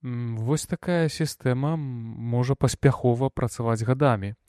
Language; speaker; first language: Belarusian; non-native, local second language; Russian